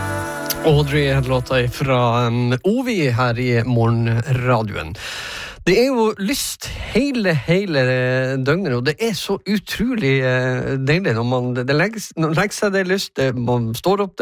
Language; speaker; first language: Norwegian; native; Norwegian